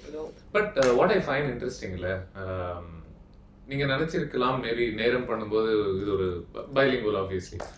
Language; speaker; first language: Tamil; native; Tamil